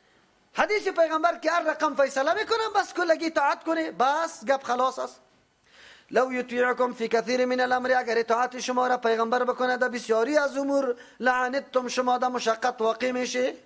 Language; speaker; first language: Persian; native; Persian